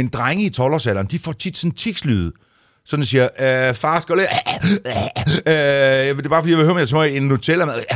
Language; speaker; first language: Danish; native; Danish